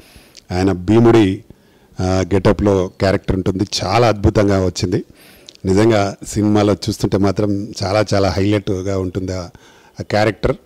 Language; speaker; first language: Telugu; native; Telugu